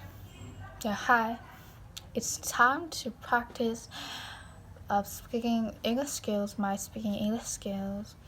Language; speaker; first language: English; non-native, learner; Vietnamese